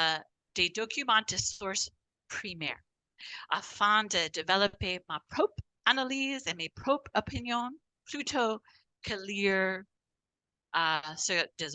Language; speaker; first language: French; non-native, fluent; English